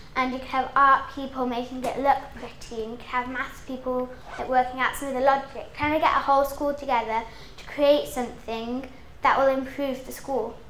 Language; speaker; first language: English; native; English